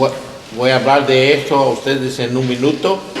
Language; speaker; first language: Spanish; non-native, learner; English